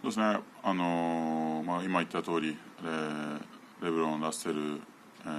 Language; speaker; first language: Japanese; native; Japanese